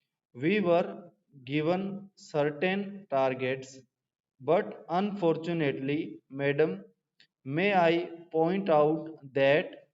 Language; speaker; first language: English; non-native, local second language; Hindi